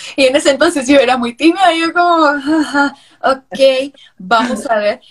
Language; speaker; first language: Spanish; early bilingual, heritage; Spanish